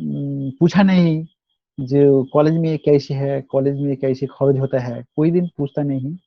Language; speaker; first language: Hindi; non-native, local second language; Bangla